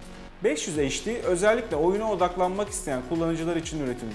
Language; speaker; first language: Turkish; native; Turkish